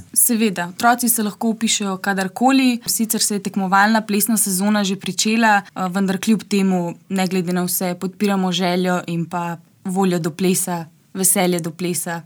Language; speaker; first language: Slovenian; native; Slovenian